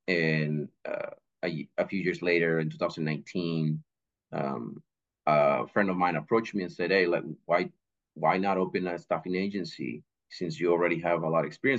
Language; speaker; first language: English; non-native, fluent; Spanish